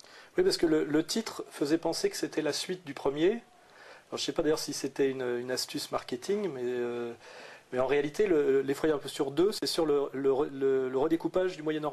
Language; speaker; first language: French; native; French